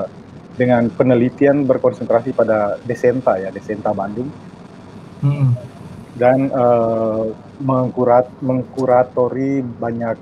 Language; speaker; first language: Indonesian; native; Indonesian